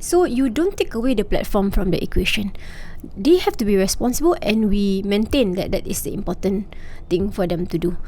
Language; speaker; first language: English; non-native, local second language; Malay